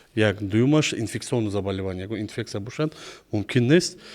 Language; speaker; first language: Russian; non-native, local second language; Tajik